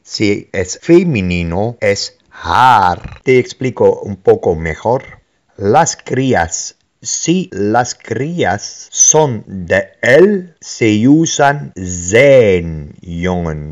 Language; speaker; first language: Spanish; non-native, fluent; Dutch